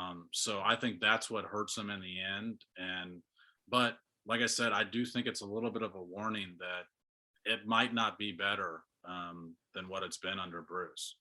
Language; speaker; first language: English; native; English